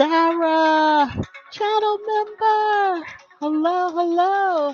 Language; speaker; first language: English; native; English